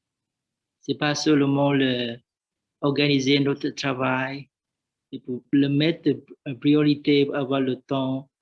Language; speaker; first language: French; non-native, learner; Vietnamese